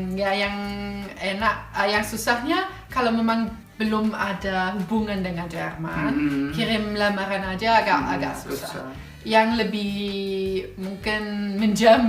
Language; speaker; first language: Indonesian; non-native, fluent; German